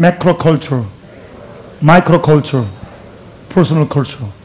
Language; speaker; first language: English; non-native, fluent; Korean